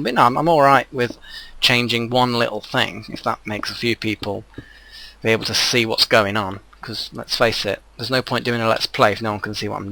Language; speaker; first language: English; native; English